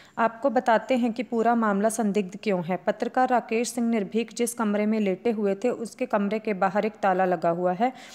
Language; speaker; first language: Hindi; native; Hindi